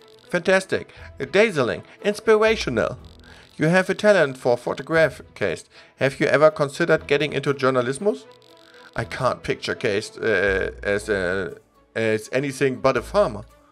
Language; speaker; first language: English; non-native, fluent; German